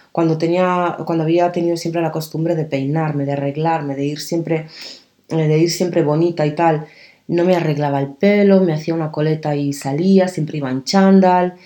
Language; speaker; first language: Spanish; early bilingual, other home language; Arabic